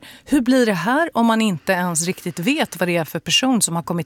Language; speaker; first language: Swedish; native; Swedish